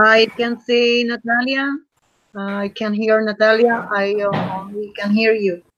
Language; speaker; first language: English; non-native, learner; Spanish